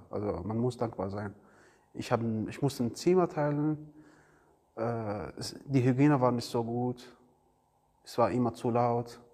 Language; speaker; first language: German; non-native, learner; Arabic